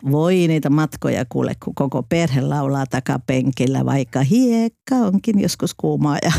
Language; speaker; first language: Finnish; native; Finnish